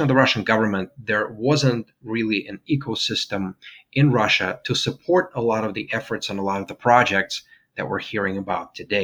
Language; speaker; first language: English; non-native, fluent; Russian